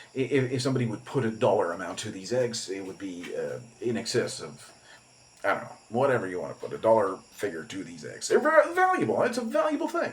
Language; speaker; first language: English; native; English